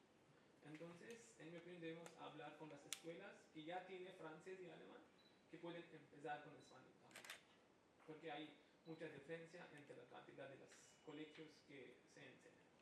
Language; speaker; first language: Spanish; non-native, fluent; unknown